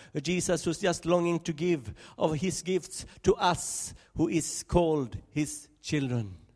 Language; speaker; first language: English; non-native, fluent; Swedish